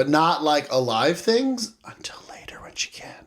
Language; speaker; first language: English; native; English